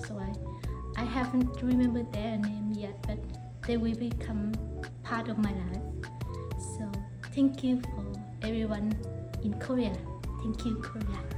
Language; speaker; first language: English; non-native, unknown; Vietnamese